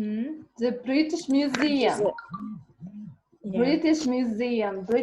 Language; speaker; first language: English; non-native, learner; Kazakh